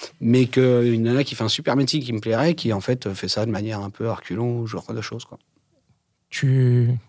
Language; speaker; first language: French; native; French